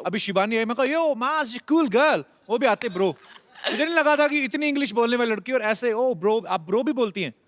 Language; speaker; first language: Hindi; non-native, local second language; Punjabi